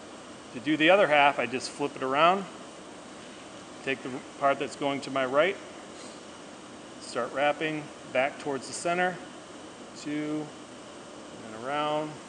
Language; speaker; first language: English; native; English